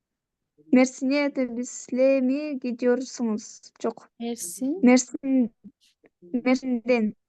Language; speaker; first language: Turkish; non-native, learner; Kyrgyz